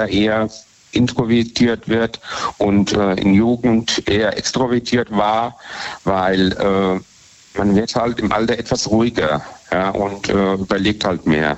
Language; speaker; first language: German; native; German